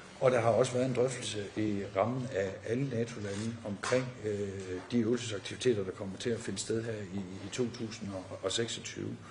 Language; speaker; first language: Danish; native; Danish